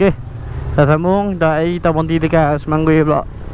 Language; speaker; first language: Malay; native; Malay